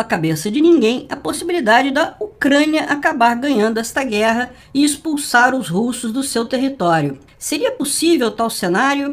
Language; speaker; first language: Portuguese; native; Portuguese